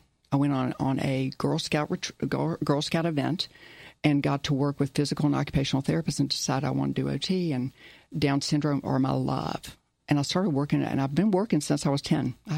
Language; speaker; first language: English; early bilingual, other home language; German